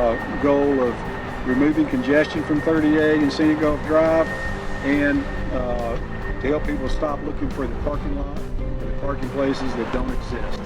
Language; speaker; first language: English; native; English